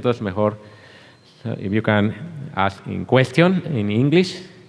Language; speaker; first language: English; non-native, learner; Spanish